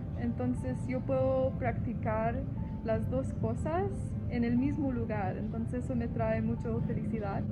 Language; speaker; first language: Spanish; early bilingual, heritage; Spanish